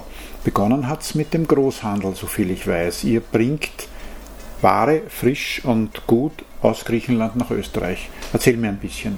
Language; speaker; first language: German; native; German